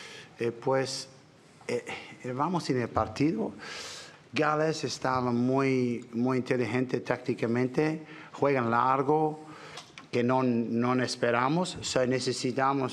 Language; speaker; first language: Italian; non-native, learner; English